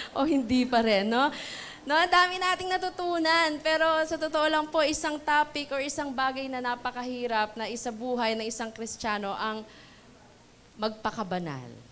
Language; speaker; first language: Filipino; native; Filipino